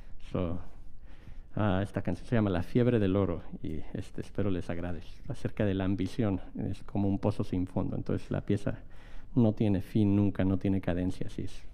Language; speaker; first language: Spanish; native; Spanish